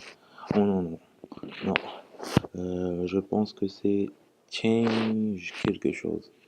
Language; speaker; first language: French; non-native, local second language; Arabic